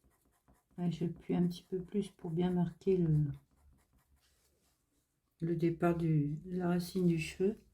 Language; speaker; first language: French; native; French